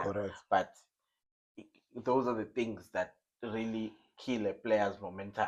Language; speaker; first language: English; non-native, local second language; Zulu